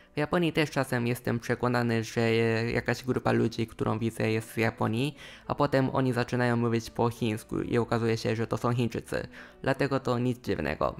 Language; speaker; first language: Polish; non-native, fluent; Japanese